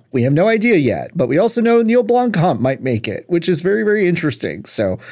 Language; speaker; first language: English; native; English